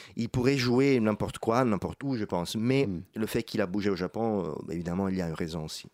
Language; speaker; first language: French; non-native, fluent; Italian